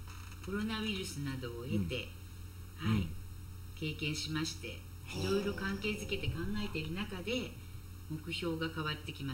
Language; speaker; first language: Japanese; native; Japanese